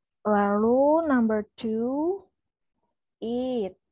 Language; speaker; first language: English; non-native, fluent; Indonesian